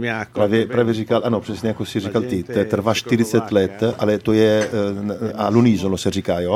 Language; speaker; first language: Czech; non-native, learner; Italian